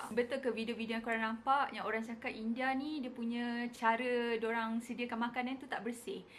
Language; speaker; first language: Malay; native; Malay